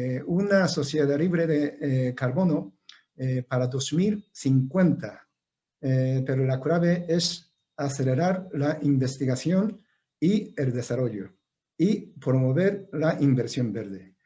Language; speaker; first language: Spanish; non-native, fluent; Japanese